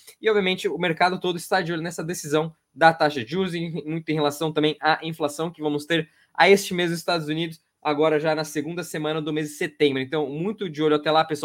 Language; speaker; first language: Portuguese; native; Portuguese